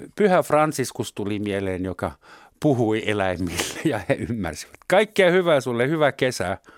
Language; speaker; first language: Finnish; non-native, fluent; German